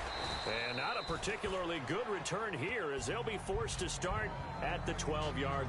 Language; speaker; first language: English; native; English